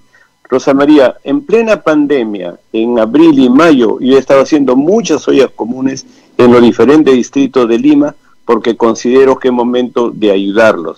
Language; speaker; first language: Spanish; native; Spanish